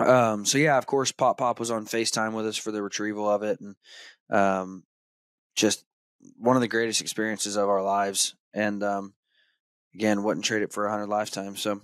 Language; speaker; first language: English; native; English